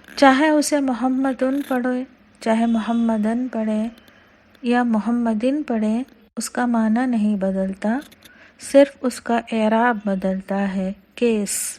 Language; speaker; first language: Urdu; native; Urdu